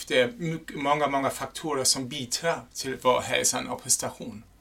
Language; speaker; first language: Swedish; non-native, fluent; German